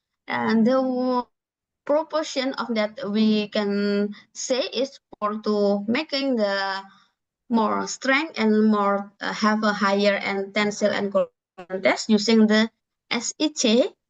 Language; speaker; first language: English; non-native, learner; Indonesian